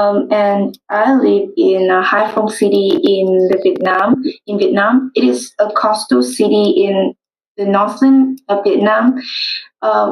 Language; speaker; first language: English; non-native, learner; Vietnamese